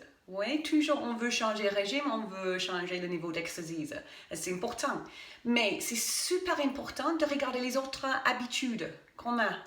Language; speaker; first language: French; non-native, fluent; English